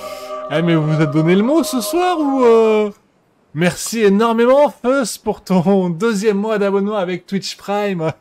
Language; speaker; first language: French; native; French